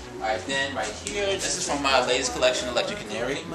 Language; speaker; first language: English; native; English